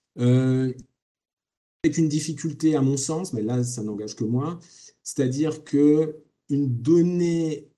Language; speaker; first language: French; native; French